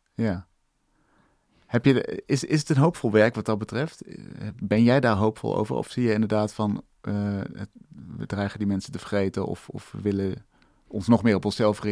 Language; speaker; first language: Dutch; native; Dutch